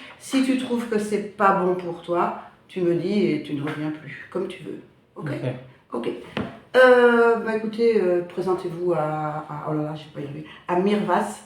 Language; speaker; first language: French; native; French